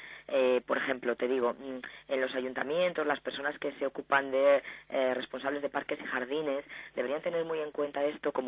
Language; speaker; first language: Spanish; native; Spanish